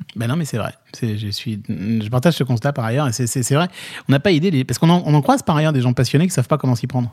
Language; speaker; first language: French; native; French